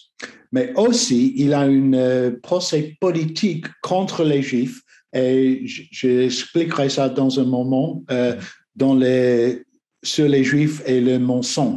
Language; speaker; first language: French; non-native, learner; English